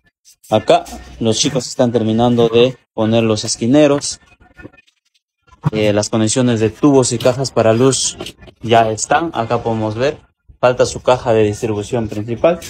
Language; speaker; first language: Spanish; native; Spanish